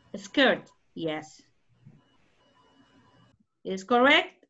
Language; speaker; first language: English; non-native, learner; Spanish